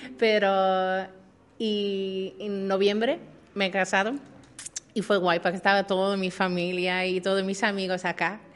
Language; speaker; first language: Spanish; non-native, fluent; Dutch